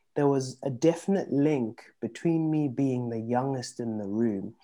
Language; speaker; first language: English; early bilingual, other home language; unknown